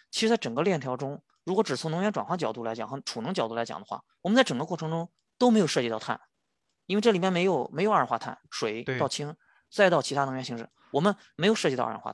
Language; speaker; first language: Chinese; native; Chinese